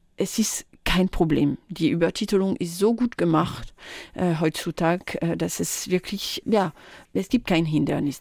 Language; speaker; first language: German; non-native, fluent; French